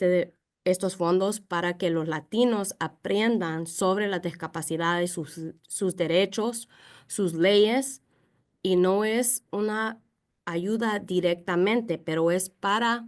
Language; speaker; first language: Spanish; early bilingual, heritage; Spanish